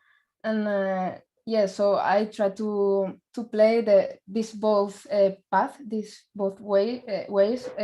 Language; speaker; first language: English; non-native, learner; Spanish